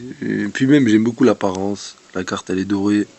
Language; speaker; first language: French; native; French